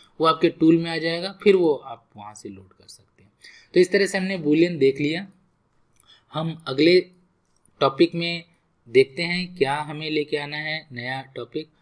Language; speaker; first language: Hindi; native; Hindi